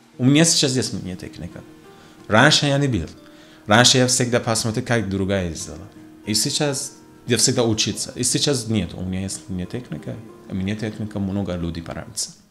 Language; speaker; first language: Russian; non-native, learner; Persian